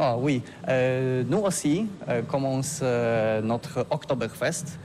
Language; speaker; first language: French; non-native, learner; Polish